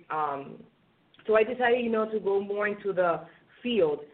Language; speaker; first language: English; non-native, fluent; Spanish